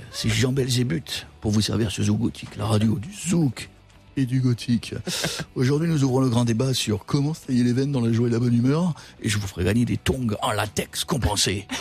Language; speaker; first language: French; native; French